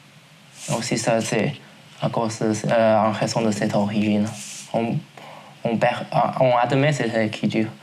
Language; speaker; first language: French; non-native, learner; Chinese